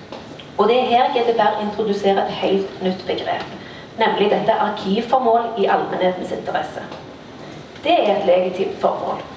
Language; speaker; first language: Norwegian; native; Norwegian